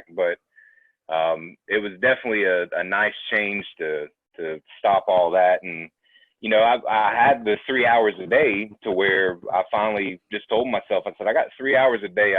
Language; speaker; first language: English; native; English